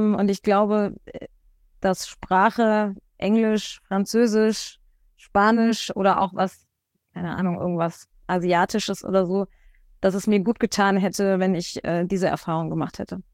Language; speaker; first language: German; native; German